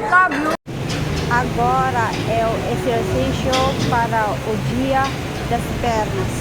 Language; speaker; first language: Portuguese; non-native, learner; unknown